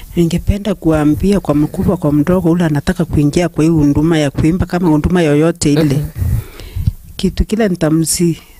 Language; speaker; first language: Swahili; non-native, local second language; Meru